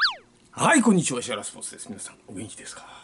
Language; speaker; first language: Japanese; native; Japanese